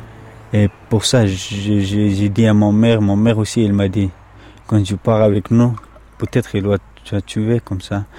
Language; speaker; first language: French; non-native, learner; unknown